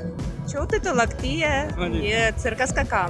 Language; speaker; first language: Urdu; non-native, fluent; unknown